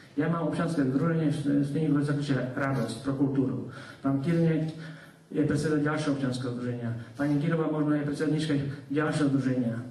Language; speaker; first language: Slovak; non-native, local second language; Rusyn